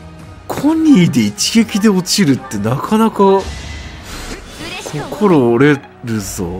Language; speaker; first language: Japanese; native; Japanese